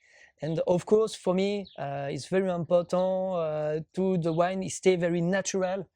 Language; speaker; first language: English; non-native, learner; French